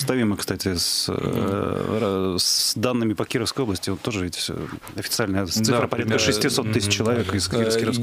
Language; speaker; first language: Russian; native; Russian